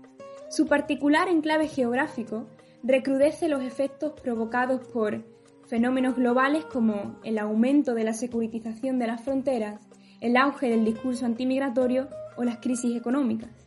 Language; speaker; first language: Spanish; native; Spanish